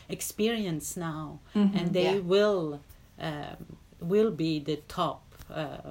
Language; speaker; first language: English; non-native, fluent; Italian